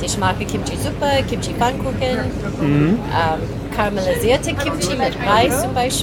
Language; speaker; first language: German; non-native, learner; Korean